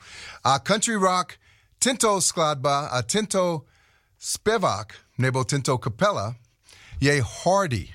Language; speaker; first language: Czech; non-native, learner; English